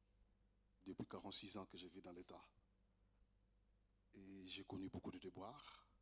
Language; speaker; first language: French; native; French